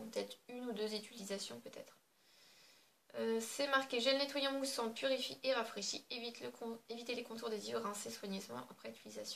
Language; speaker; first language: French; native; French